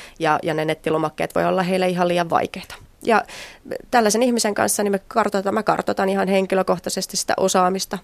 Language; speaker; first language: Finnish; native; Finnish